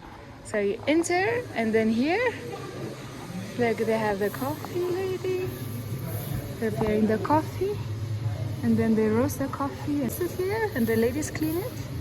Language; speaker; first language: English; non-native, local second language; Amharic